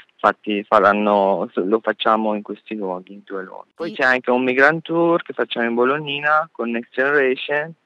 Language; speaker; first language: Italian; non-native, fluent; Persian